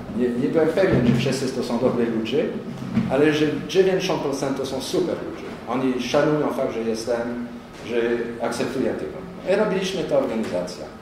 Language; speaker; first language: Polish; non-native, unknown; French